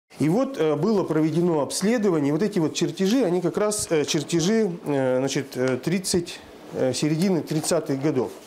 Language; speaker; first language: Russian; native; Russian